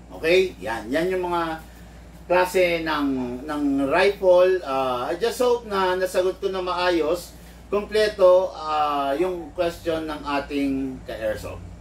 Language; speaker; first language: Filipino; native; Filipino